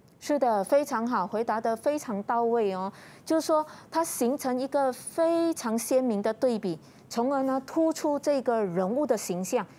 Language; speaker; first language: Chinese; native; Chinese